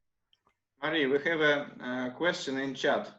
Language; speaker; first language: English; non-native, learner; Russian